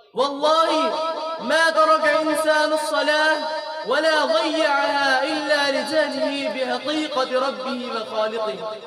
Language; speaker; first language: Arabic; non-native, fluent; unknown